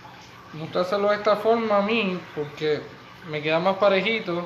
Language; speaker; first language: Spanish; native; Spanish